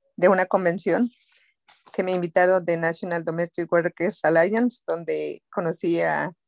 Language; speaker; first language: Spanish; native; Spanish